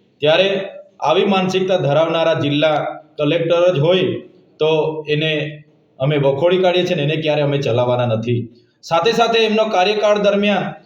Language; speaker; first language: Gujarati; non-native, local second language; Vasavi